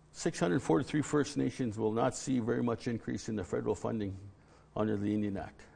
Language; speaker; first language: English; native; English